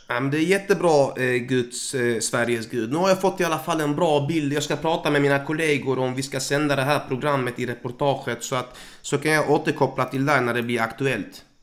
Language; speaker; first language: Swedish; native; Swedish